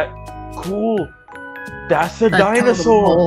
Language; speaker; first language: English; native; English